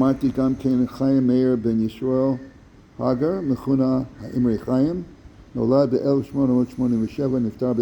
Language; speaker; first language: Hebrew; non-native, fluent; English